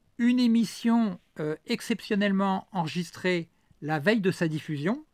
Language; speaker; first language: French; native; French